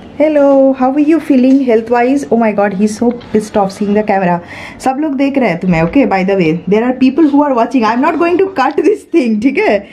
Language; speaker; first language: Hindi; non-native, local second language; Bangla